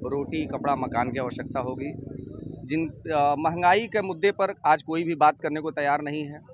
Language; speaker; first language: Hindi; native; Hindi